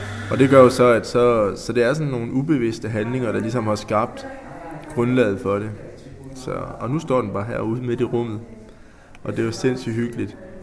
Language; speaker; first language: Danish; native; Danish